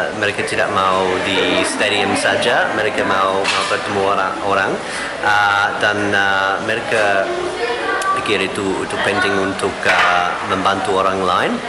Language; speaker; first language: Indonesian; non-native, fluent; English